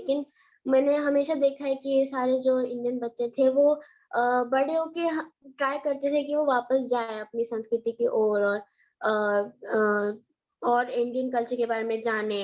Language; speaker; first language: Hindi; early bilingual, heritage; Hindi